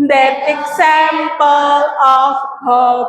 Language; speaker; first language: English; non-native, learner; Indonesian